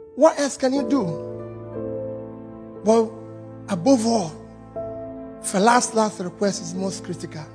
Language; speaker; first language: English; non-native, local second language; Igbo